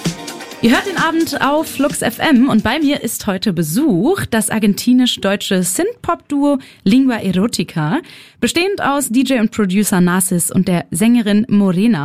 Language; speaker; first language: German; native; German